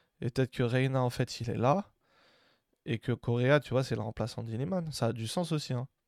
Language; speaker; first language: French; native; French